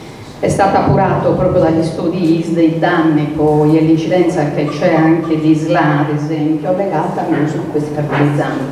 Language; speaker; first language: Italian; native; Italian